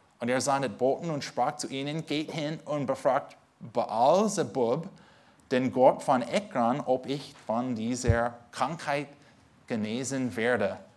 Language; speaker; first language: German; non-native, fluent; English